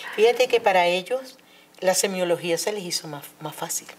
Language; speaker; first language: Spanish; native; Spanish